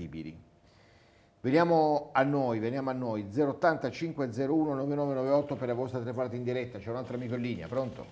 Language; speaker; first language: Italian; native; Italian